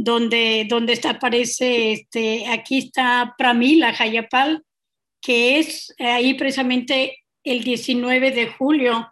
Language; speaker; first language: Spanish; native; Spanish